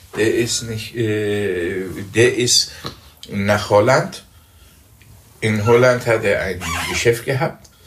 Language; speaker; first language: German; early bilingual, other home language; Persian